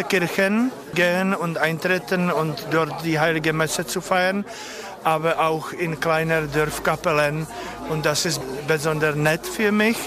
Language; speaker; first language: German; non-native, fluent; Czech